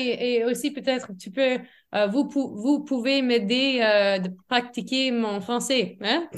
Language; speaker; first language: French; non-native, fluent; English